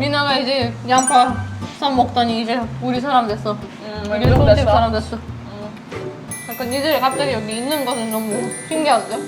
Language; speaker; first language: Korean; non-native, fluent; German